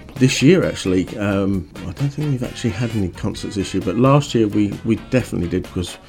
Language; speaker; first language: English; native; English